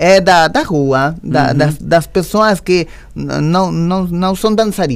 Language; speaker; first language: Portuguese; non-native, learner; Spanish